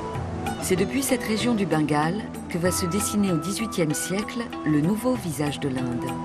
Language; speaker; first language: French; native; French